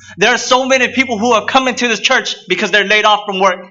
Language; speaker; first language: English; early bilingual, other home language; Vietnamese